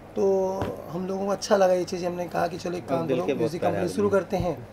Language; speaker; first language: Hindi; native; Hindi